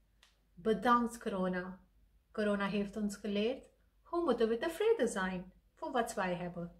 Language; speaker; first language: Dutch; non-native, fluent; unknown